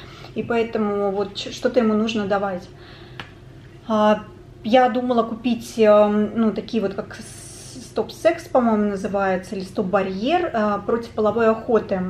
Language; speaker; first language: Russian; native; Russian